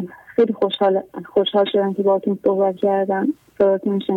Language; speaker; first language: Persian; native; Persian